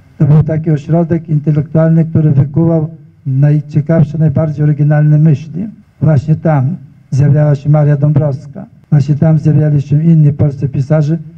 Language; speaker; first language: Polish; native; Polish